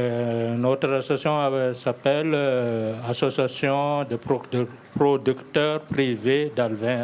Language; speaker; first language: French; non-native, local second language; Malagasy